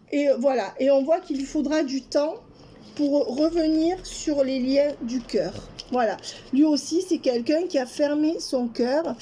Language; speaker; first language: French; native; French